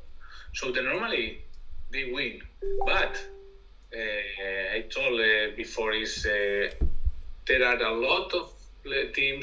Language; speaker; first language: English; non-native, learner; Spanish